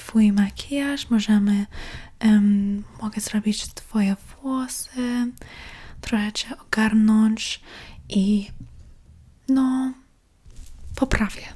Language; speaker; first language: Polish; early bilingual, heritage; Polish